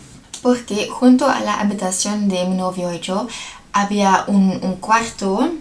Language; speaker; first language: Spanish; non-native, learner; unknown